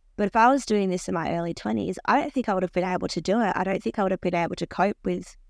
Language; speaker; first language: English; native; English